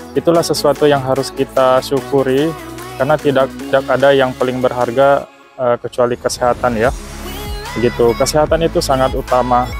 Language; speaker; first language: Indonesian; native; Indonesian